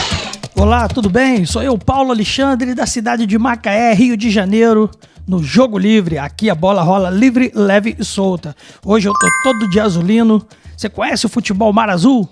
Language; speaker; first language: Portuguese; native; Portuguese